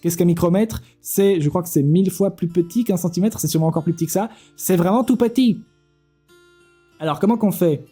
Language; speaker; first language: French; native; French